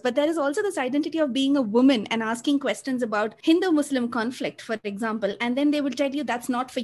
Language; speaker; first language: English; non-native, local second language; Malayalam